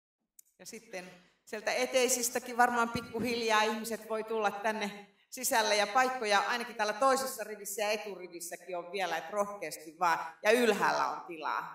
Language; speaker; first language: Finnish; native; Finnish